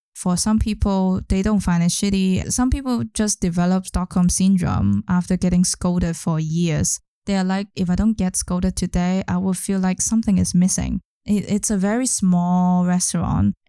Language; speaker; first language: English; non-native, local second language; Cantonese